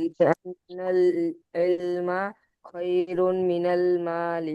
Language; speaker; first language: Arabic; non-native, learner; Bangla